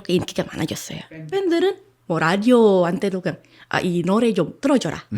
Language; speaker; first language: Korean; non-native, fluent; Indonesian